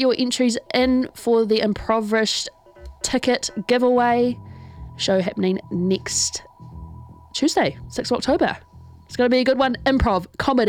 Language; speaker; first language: English; native; English